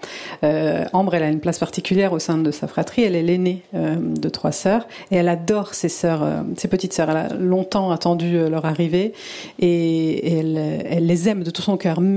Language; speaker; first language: French; early bilingual, other home language; Italian